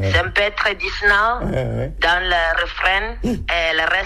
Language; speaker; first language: French; non-native, learner; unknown